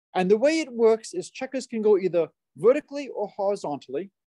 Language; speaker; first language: English; native; English